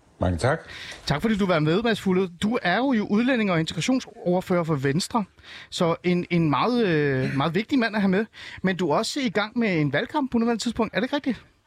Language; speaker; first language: Danish; early bilingual, other home language; Persian